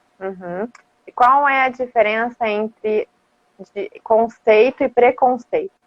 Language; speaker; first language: Portuguese; native; Portuguese